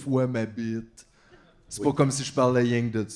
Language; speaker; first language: French; native; French